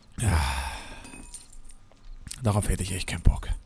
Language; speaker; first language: German; native; German